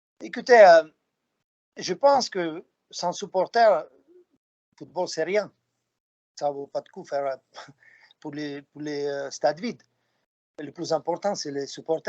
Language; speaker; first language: French; non-native, fluent; Slovak